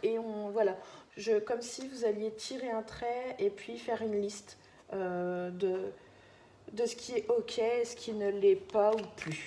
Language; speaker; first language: French; native; French